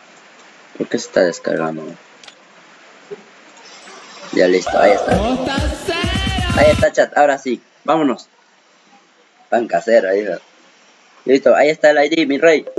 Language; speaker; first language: Spanish; native; Spanish